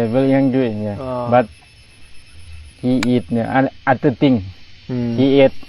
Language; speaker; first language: English; non-native, learner; Thai